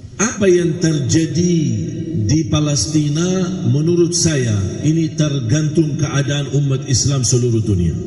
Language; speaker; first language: Malay; non-native, fluent; Arabic